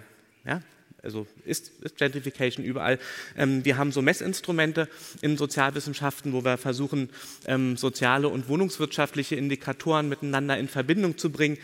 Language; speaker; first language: German; native; German